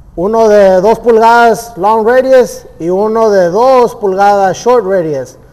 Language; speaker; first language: Spanish; early bilingual, heritage; Spanish